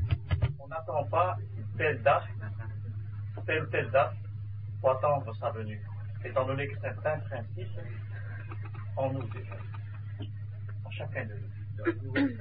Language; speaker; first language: French; non-native, fluent; Vietnamese